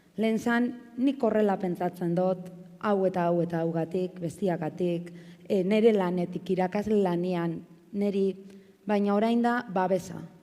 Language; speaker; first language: Basque; native; Basque